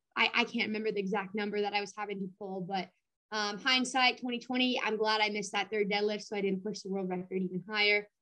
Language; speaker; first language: English; native; English